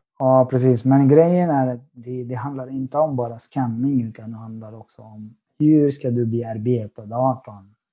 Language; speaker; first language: Swedish; non-native, fluent; Arabic